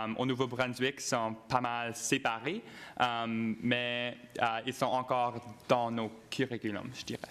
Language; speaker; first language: French; non-native, local second language; English